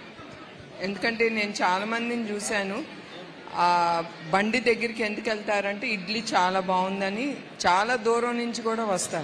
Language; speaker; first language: Telugu; native; Telugu